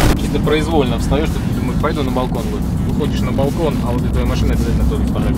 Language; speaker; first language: Russian; native; Russian